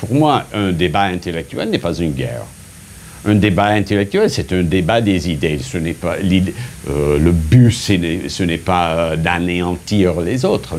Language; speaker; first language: French; non-native, fluent; English